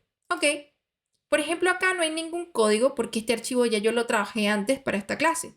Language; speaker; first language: Spanish; native; Spanish